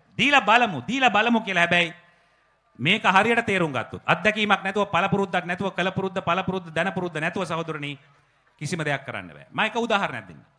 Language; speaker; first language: Sinhala; native; Sinhala